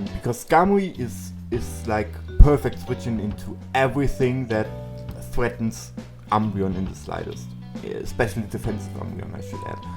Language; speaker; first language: English; non-native, fluent; German